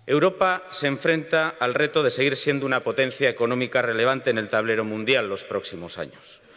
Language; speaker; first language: Spanish; native; Spanish